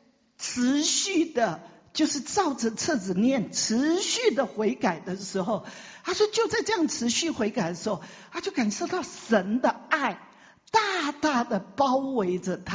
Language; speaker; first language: Chinese; native; Chinese